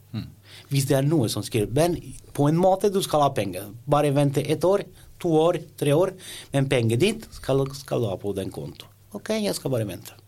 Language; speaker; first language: Norwegian; non-native, learner; Italian